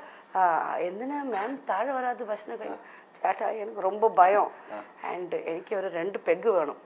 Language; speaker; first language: Malayalam; non-native, local second language; Tamil